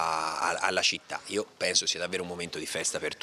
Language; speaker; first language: Italian; native; Italian